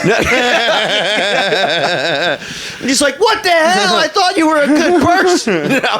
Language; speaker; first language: English; native; English